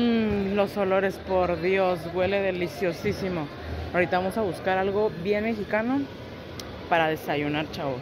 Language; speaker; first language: Spanish; native; Spanish